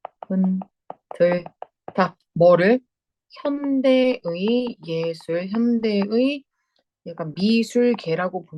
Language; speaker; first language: Korean; native; Korean